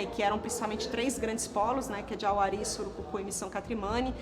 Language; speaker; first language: Portuguese; native; Portuguese